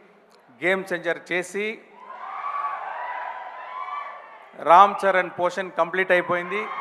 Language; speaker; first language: Telugu; non-native, fluent; Tamil